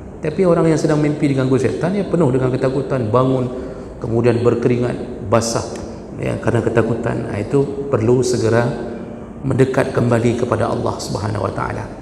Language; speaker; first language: Malay; non-native, local second language; Achinese